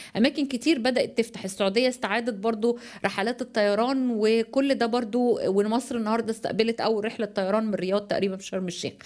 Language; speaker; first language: Arabic; native; Arabic